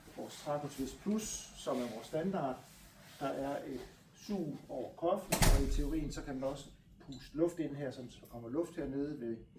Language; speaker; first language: Danish; native; Danish